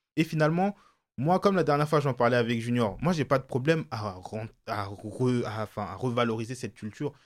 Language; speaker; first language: French; early bilingual, other home language; Lingala